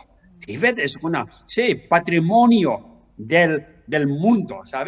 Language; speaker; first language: Spanish; non-native, learner; Tibetan